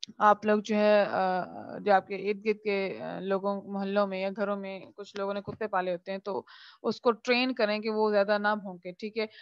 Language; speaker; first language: Urdu; non-native, local second language; Punjabi